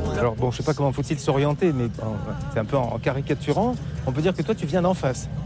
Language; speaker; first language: French; native; French